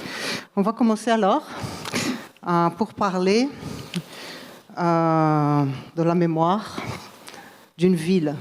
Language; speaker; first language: French; non-native, fluent; Portuguese